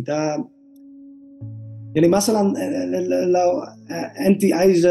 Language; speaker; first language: Arabic; non-native, learner; Dutch